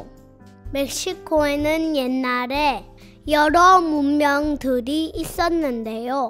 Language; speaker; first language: Korean; native; Korean